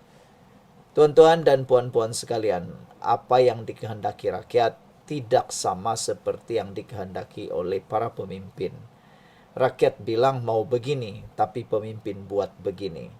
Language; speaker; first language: Malay; native; Malay